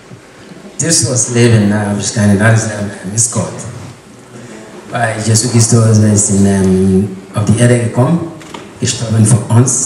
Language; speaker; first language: German; non-native, learner; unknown